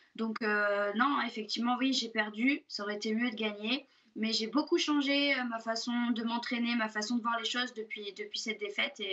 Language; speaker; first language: French; native; French